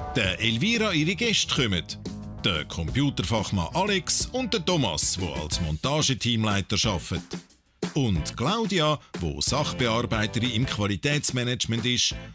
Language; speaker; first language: German; native; German